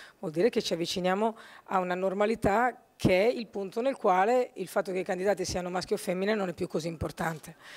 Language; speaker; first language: Italian; native; Italian